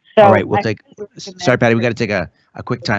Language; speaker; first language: English; native; English